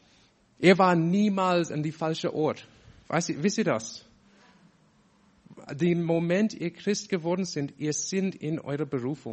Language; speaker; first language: German; non-native, fluent; English